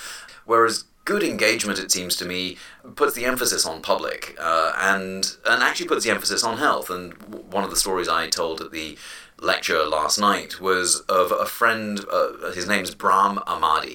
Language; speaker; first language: English; native; English